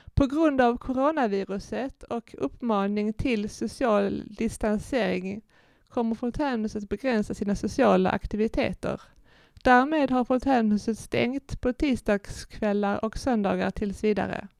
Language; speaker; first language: Swedish; native; Swedish